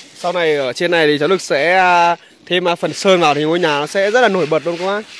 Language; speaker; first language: Vietnamese; native; Vietnamese